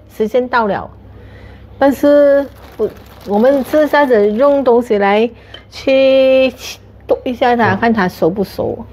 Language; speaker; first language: Chinese; native; Chinese